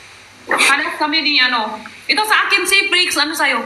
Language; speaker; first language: Filipino; non-native, local second language; Cebuano